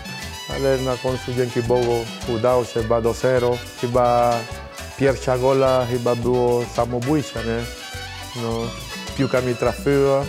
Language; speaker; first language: Polish; non-native, fluent; Spanish